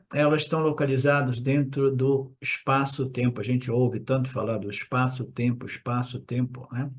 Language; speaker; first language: Portuguese; native; Portuguese